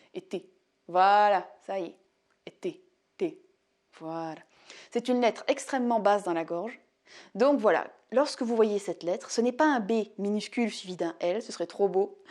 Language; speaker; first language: French; native; French